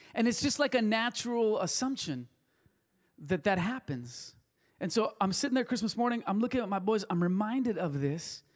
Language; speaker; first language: English; early bilingual, other home language; Spanish